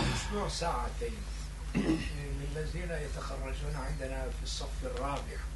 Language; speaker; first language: Arabic; non-native, fluent; Turkish